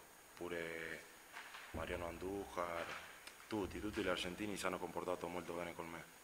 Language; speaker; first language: Italian; non-native, fluent; Spanish